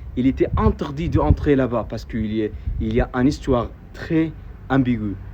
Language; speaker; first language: French; non-native, fluent; Arabic